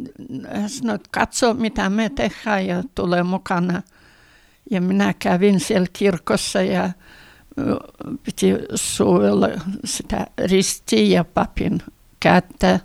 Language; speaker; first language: Finnish; early bilingual, heritage; Finnish